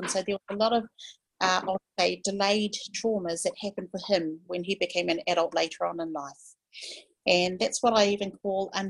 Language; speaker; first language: English; native; English